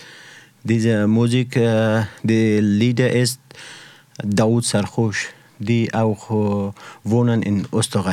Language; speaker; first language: German; non-native, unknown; Persian